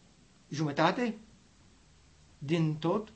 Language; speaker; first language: Romanian; non-native, learner; English